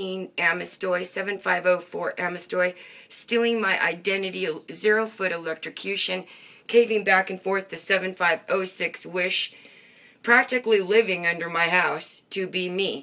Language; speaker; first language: English; native; English